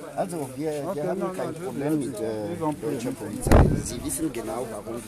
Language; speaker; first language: German; non-native, learner; French